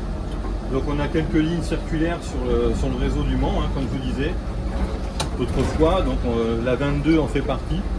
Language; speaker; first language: French; native; French